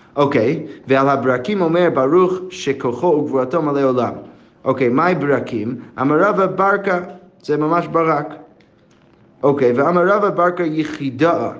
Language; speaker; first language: Hebrew; non-native, fluent; English